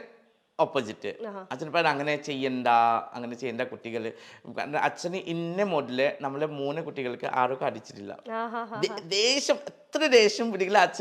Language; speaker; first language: Malayalam; non-native, local second language; Assamese